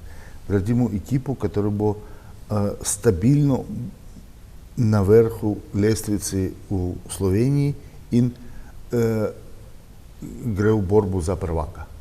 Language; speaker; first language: Slovenian; non-native, learner; Russian